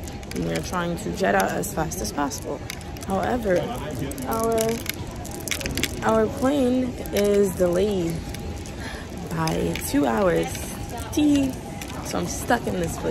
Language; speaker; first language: English; native; English